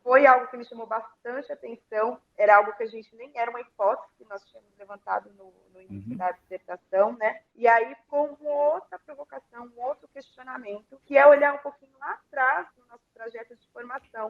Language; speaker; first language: Portuguese; native; Portuguese